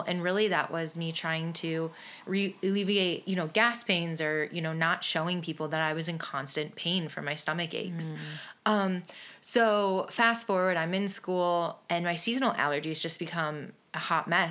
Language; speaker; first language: English; native; English